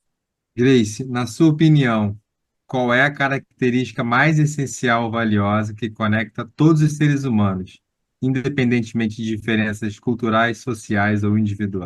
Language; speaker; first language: Portuguese; native; Portuguese